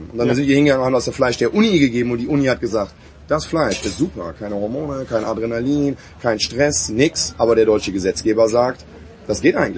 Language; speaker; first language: German; native; German